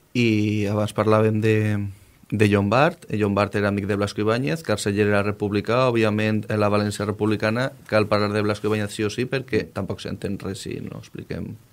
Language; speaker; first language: Catalan; native; Catalan